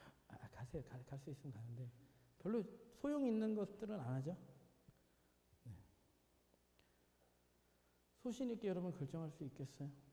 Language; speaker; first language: Korean; native; Korean